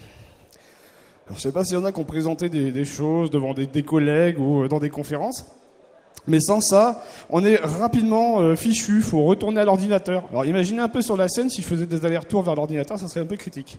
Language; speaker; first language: French; native; French